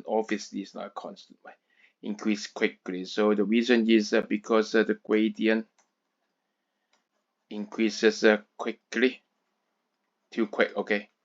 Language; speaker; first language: English; non-native, fluent; Chinese